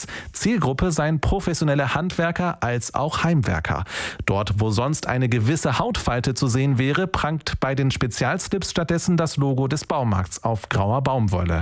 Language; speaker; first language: German; native; German